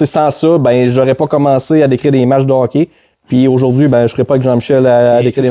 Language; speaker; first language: French; native; French